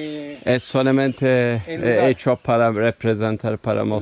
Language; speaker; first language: Spanish; non-native, learner; Turkish